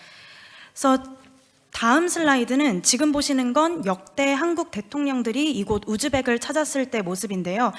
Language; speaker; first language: Korean; native; Korean